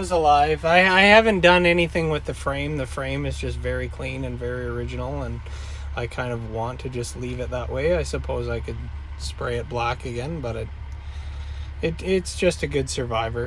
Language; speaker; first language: English; native; English